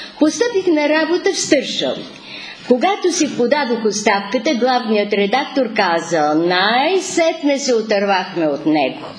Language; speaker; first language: Bulgarian; native; Bulgarian